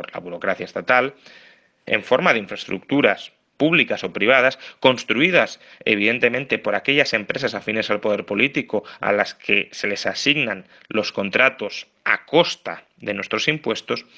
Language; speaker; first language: Spanish; native; Spanish